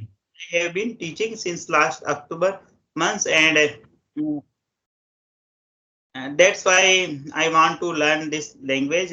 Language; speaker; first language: English; non-native, local second language; Hindi